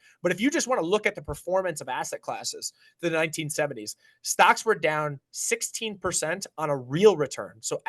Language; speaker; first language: English; native; English